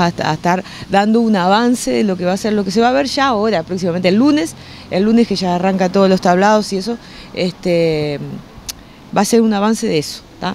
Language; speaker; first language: Spanish; native; Spanish